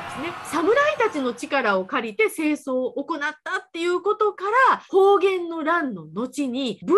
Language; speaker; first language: Japanese; native; Japanese